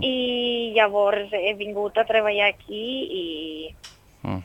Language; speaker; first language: Catalan; non-native, fluent; English